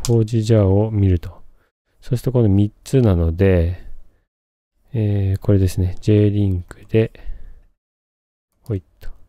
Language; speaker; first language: Japanese; native; Japanese